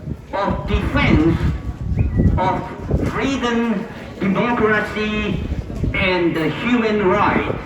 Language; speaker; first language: English; non-native, fluent; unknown